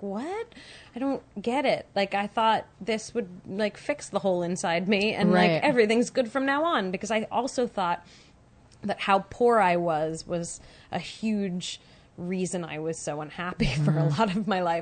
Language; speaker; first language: English; native; English